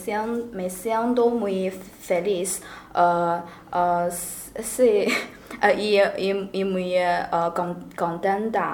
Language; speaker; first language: Spanish; non-native, learner; Chinese